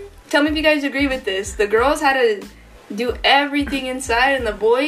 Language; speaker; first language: English; early bilingual, other home language; Spanish